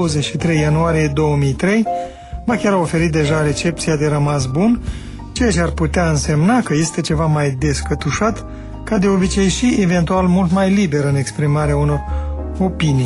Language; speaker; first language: Romanian; native; Romanian